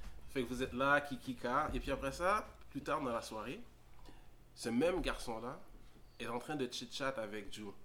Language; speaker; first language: French; native; French